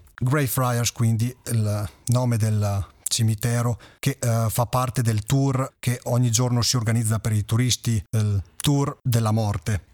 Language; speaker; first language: Italian; native; Italian